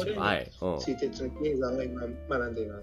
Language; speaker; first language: Japanese; non-native, learner; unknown